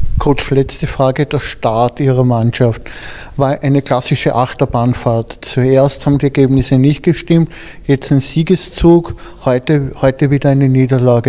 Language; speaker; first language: German; native; German